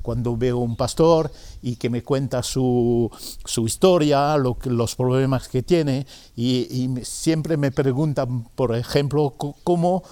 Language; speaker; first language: Spanish; non-native, fluent; French